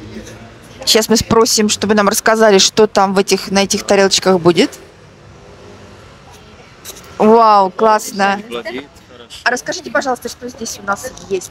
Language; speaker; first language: Russian; native; Russian